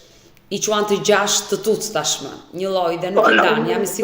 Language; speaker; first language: Albanian; native; Albanian